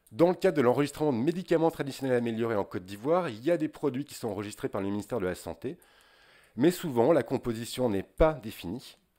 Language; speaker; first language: French; native; French